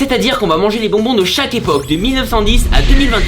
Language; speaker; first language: French; native; French